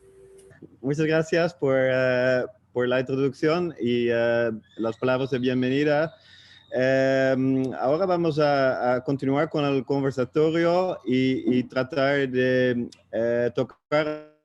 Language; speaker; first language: Spanish; non-native, fluent; Dutch